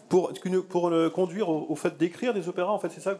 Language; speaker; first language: French; native; French